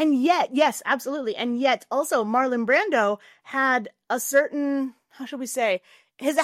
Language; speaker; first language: English; native; English